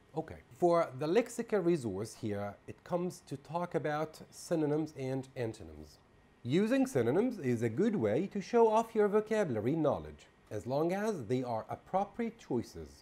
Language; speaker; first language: English; non-native, fluent; Arabic